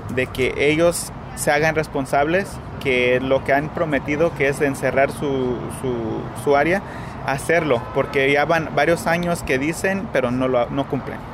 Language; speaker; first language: Spanish; early bilingual, heritage; Spanish